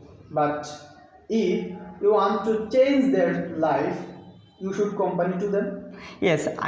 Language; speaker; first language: English; non-native, fluent; Bangla